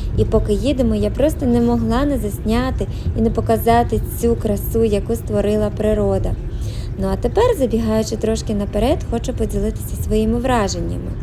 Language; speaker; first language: Ukrainian; native; Ukrainian